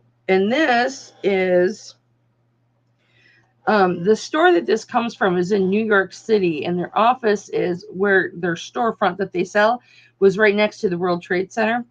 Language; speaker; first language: English; native; English